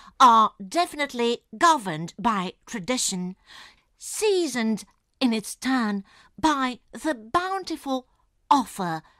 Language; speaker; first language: English; non-native, fluent; Romanian